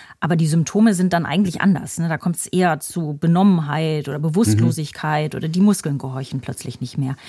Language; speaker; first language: German; native; German